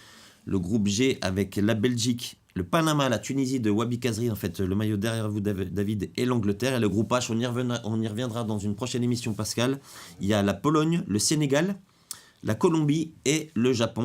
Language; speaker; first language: French; native; French